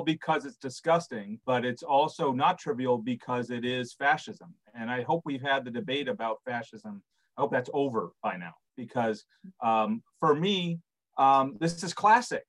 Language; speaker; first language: English; native; English